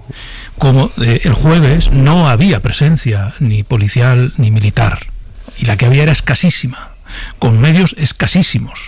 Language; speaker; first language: Spanish; native; Spanish